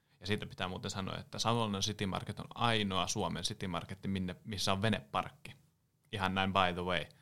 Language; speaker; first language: Finnish; native; Finnish